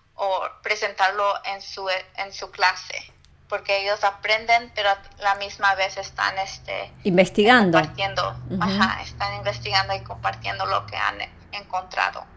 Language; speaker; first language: Spanish; early bilingual, heritage; Spanish